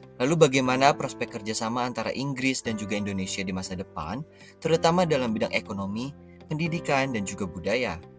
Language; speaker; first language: Indonesian; native; Indonesian